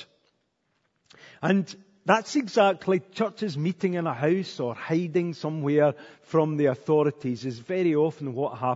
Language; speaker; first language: English; native; English